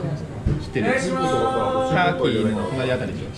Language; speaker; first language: Japanese; native; Japanese